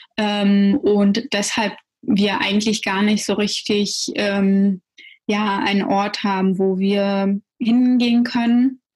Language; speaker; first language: German; early bilingual, other home language; Russian